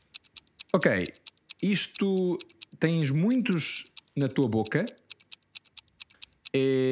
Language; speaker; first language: Portuguese; early bilingual, heritage; Portuguese